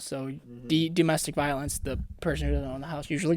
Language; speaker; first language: English; native; English